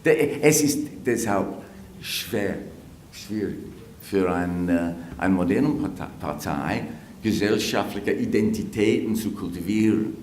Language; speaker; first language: German; non-native, fluent; English